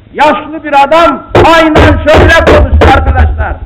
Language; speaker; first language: Turkish; native; Turkish